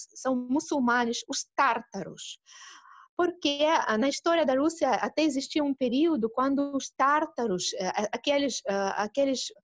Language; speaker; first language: Portuguese; non-native, fluent; Russian